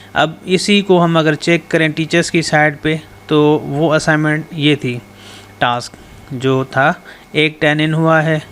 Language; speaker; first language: Urdu; non-native, local second language; Sindhi